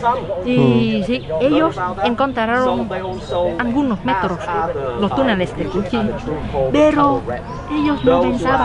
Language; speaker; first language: Spanish; non-native, fluent; Vietnamese